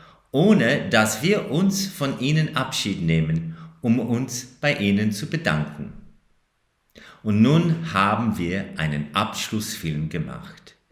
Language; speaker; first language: German; non-native, fluent; English